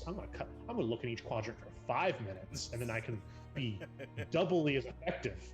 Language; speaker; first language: English; native; English